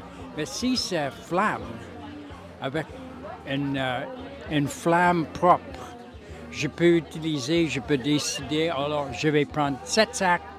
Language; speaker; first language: French; non-native, local second language; English